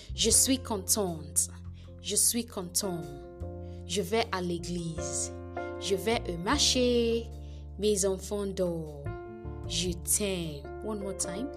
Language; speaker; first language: French; non-native, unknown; Yoruba